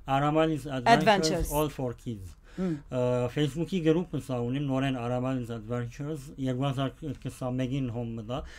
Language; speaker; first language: Armenian; early bilingual, heritage; Armenian